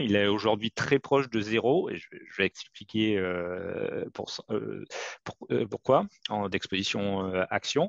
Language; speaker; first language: French; native; French